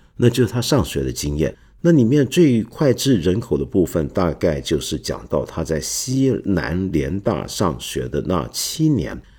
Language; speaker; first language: Chinese; non-native, local second language; Cantonese